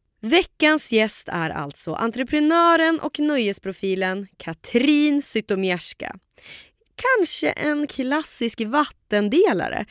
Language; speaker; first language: Swedish; native; Swedish